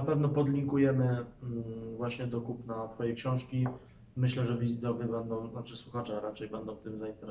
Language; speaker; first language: Polish; native; Polish